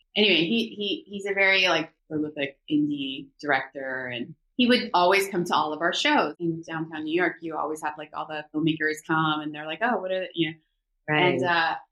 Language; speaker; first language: English; early bilingual, other home language; Korean